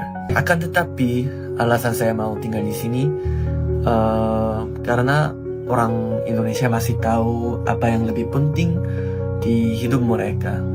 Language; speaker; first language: Indonesian; non-native, learner; Korean